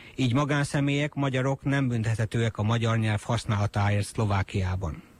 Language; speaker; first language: Hungarian; native; Hungarian